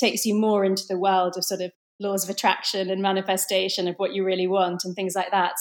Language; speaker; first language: English; native; English